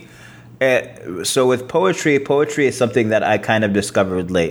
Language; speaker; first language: English; native; English